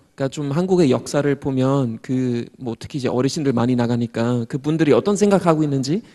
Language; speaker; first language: Korean; non-native, fluent; German